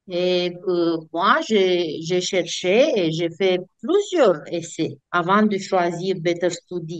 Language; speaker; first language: French; non-native, fluent; Romanian